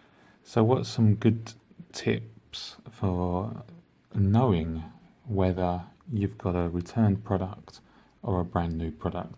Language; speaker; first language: English; native; English